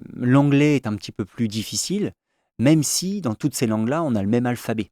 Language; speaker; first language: French; native; French